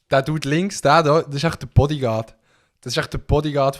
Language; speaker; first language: German; native; German